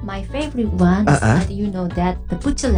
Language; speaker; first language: English; non-native, learner; Korean